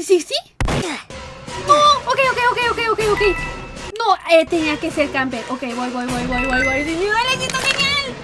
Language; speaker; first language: Spanish; native; Spanish